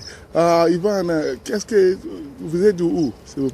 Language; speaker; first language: French; non-native, learner; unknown